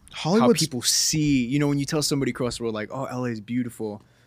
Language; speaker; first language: English; native; English